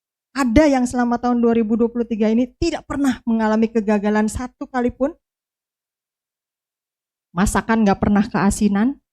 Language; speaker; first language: Indonesian; native; Indonesian